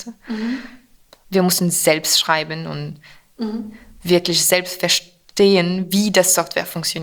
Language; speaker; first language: German; non-native, fluent; French